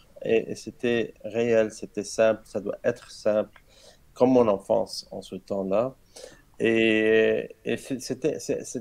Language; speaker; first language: French; non-native, learner; Arabic